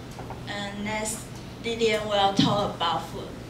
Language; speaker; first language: English; non-native, learner; Chinese